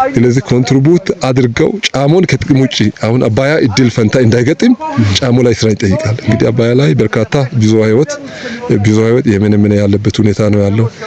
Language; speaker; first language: Amharic; non-native, local second language; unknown